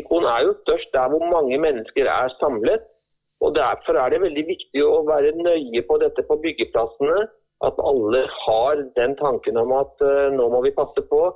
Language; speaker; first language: Norwegian; native; Norwegian